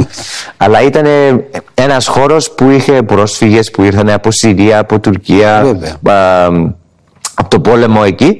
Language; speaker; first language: Greek; early bilingual, heritage; Greek